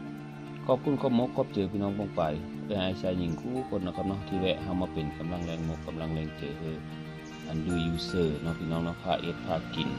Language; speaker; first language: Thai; non-native, local second language; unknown